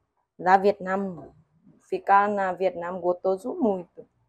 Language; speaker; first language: Portuguese; non-native, learner; Vietnamese